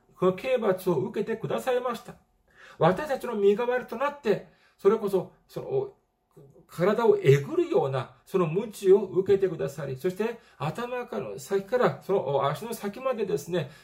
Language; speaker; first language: Japanese; non-native, fluent; Korean